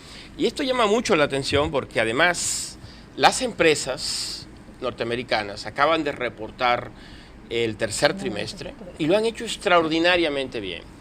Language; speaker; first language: Spanish; native; Spanish